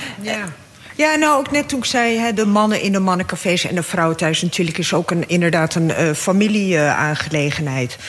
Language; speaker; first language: Dutch; early bilingual, other home language; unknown